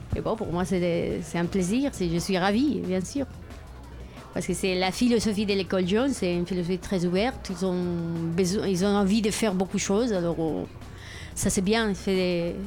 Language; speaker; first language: French; non-native, fluent; Spanish